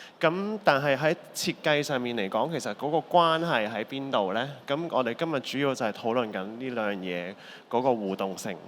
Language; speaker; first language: Cantonese; native; Cantonese